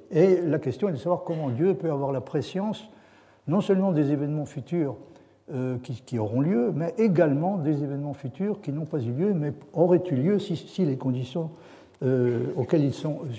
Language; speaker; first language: French; native; French